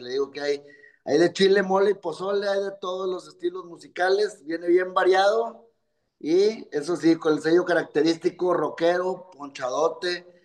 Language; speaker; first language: Spanish; native; Spanish